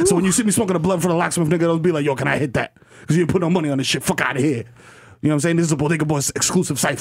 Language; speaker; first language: English; early bilingual, other home language; Spanish